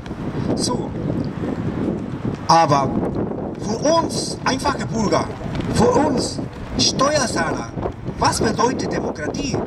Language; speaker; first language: German; non-native, fluent; Spanish